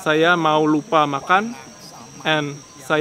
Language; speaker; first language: Indonesian; non-native, fluent; English